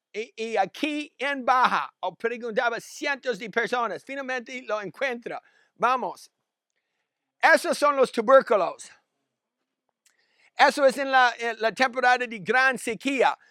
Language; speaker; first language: Spanish; non-native, learner; English